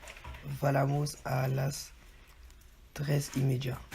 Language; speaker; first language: Spanish; non-native, learner; French